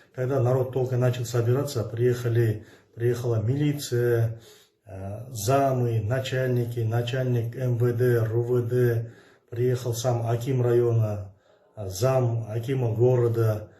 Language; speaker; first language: Russian; non-native, local second language; Kazakh